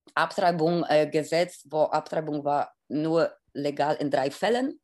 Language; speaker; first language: German; non-native, fluent; Polish